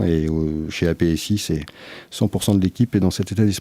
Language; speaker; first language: French; native; French